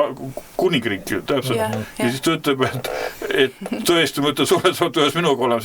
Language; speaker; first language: Estonian; native; Estonian